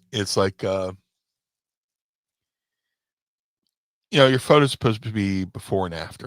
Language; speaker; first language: English; native; English